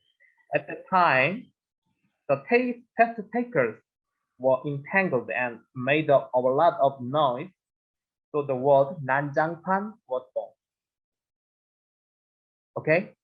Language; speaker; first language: English; non-native, learner; Korean